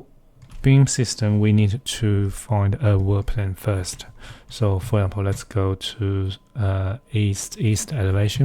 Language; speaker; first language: English; non-native, fluent; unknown